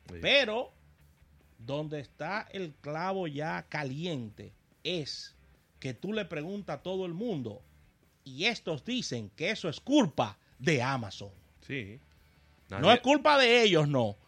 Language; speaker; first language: Spanish; native; Spanish